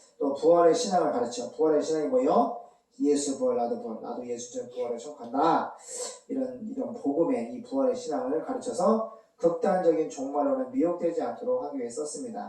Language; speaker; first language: Korean; native; Korean